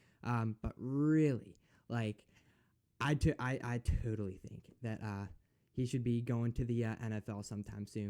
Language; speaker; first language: English; native; English